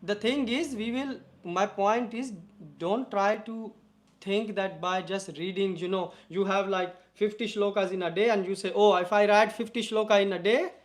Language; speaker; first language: English; non-native, local second language; Hindi